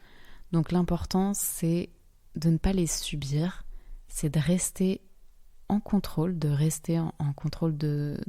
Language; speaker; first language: French; native; French